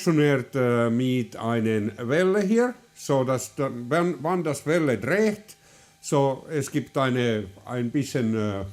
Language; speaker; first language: German; non-native, learner; Finnish